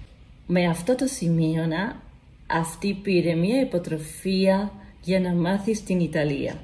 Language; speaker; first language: Greek; non-native, learner; Spanish